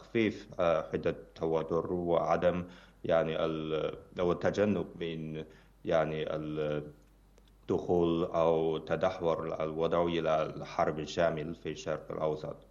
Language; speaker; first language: Arabic; non-native, fluent; Chinese